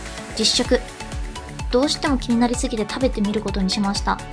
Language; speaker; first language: Japanese; native; Japanese